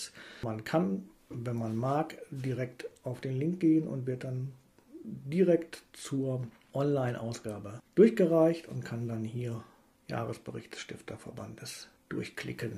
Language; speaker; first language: German; native; German